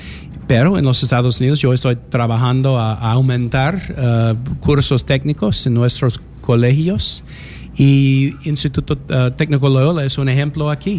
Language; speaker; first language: Spanish; non-native, learner; English